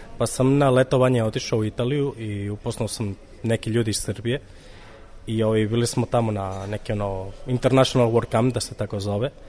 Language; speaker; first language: Serbian; non-native, fluent; Catalan